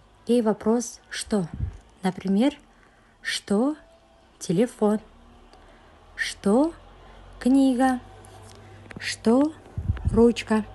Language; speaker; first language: Russian; non-native, local second language; Kazakh